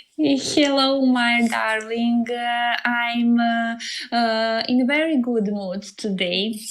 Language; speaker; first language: English; non-native, learner; Serbian